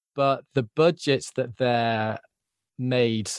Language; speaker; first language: English; native; English